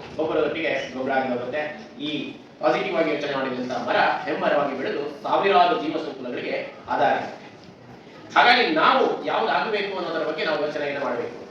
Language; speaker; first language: Kannada; non-native, local second language; Kodava